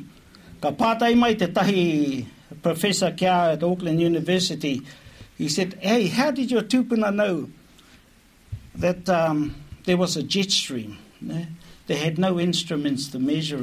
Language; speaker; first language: English; native; English